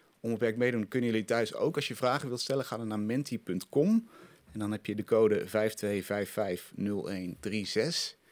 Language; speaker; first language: Dutch; native; Dutch